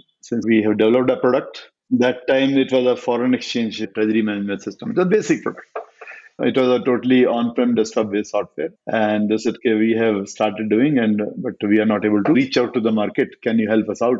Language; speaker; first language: English; non-native, local second language; Hindi